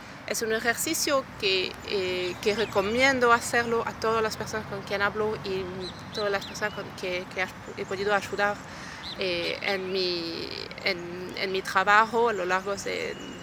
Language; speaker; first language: Spanish; non-native, fluent; French